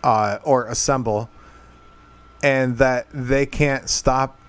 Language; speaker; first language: English; native; English